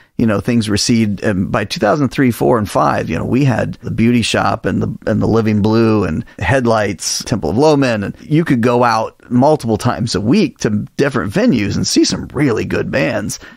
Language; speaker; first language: English; native; English